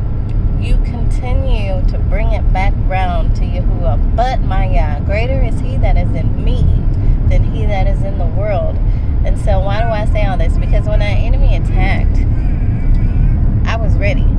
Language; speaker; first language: English; native; English